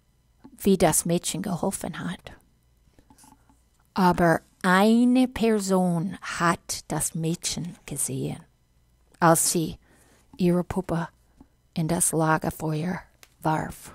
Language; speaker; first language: German; non-native, fluent; English